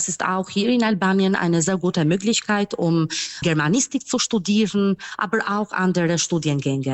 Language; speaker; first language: German; non-native, fluent; Albanian